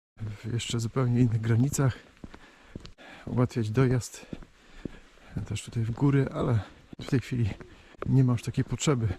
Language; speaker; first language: Polish; native; Polish